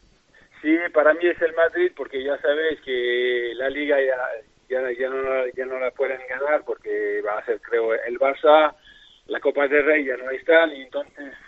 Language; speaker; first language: Spanish; non-native, fluent; French